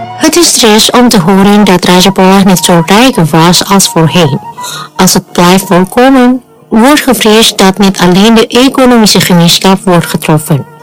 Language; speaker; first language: Dutch; non-native, fluent; Indonesian